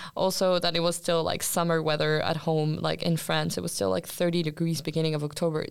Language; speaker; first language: English; non-native, fluent; French